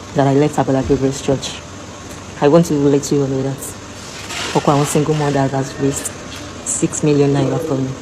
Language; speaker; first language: English; non-native, local second language; Yoruba